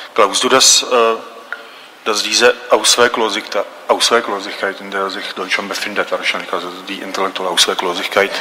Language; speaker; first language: German; non-native, fluent; Czech